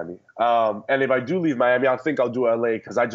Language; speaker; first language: English; early bilingual, other home language; Spanish